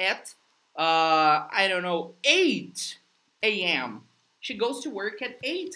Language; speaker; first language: English; non-native, fluent; Portuguese